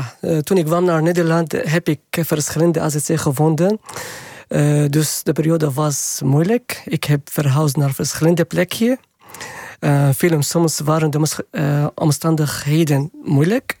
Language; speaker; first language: Dutch; non-native, learner; Arabic